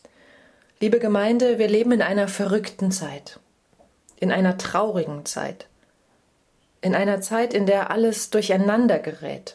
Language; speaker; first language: German; native; German